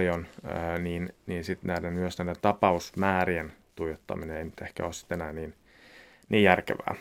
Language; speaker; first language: Finnish; native; Finnish